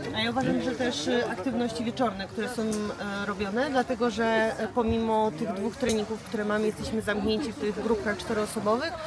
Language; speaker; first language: Polish; native; Polish